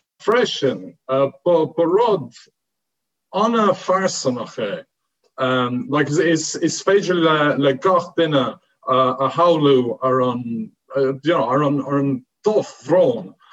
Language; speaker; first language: Irish; non-native, fluent; English